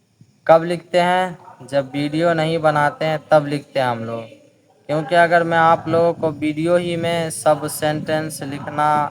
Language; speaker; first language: Hindi; native; Hindi